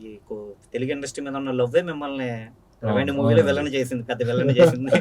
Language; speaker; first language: Telugu; native; Telugu